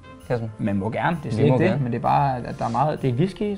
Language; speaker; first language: Danish; native; Danish